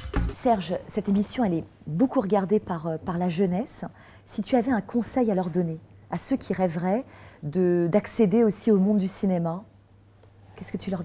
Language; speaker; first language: French; native; French